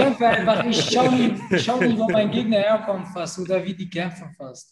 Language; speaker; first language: German; non-native, fluent; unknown